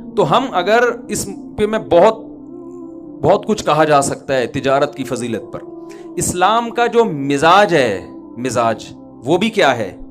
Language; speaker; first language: Urdu; native; Urdu